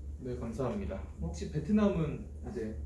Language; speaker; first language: Korean; native; Korean